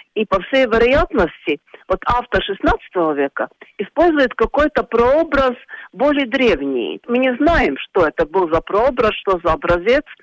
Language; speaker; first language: Russian; non-native, local second language; Latvian